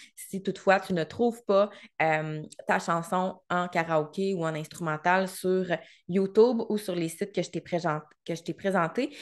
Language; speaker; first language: French; native; French